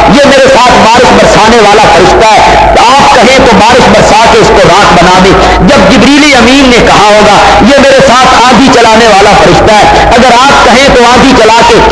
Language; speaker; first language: Urdu; non-native, local second language; Punjabi